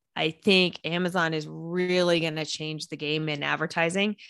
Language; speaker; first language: English; native; English